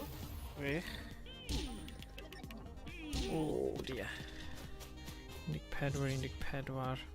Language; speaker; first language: Welsh; non-native, local second language; English